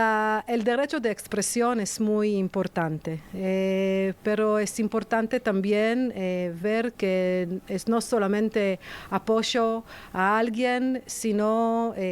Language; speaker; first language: Spanish; non-native, fluent; Hebrew